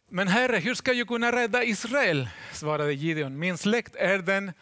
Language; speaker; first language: Swedish; non-native, fluent; Spanish